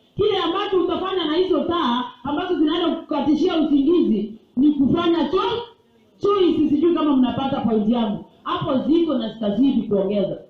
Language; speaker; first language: Swahili; non-native, local second language; Gusii